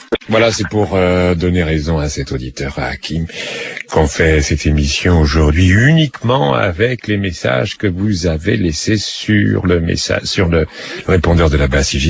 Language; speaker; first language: French; native; French